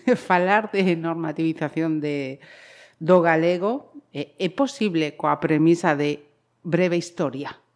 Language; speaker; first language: Galician; non-native, local second language; Spanish